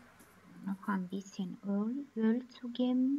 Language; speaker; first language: German; non-native, fluent; Romanian